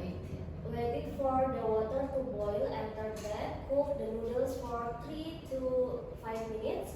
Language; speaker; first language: English; non-native, learner; Indonesian